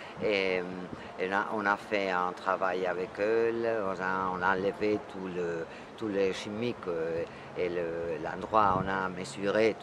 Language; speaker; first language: French; non-native, fluent; Spanish